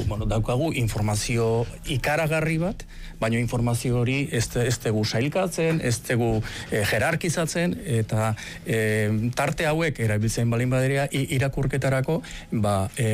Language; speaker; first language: Basque; native; Basque